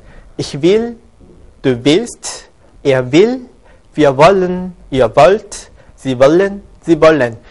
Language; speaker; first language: German; non-native, learner; Korean